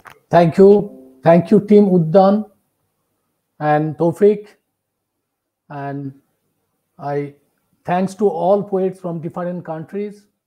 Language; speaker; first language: English; non-native, local second language; Bangla